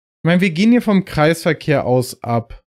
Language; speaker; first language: German; native; German